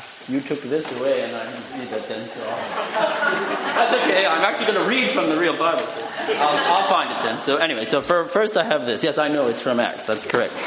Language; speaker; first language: English; native; English